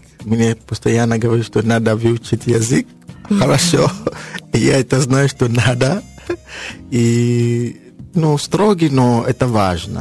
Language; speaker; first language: Russian; non-native, learner; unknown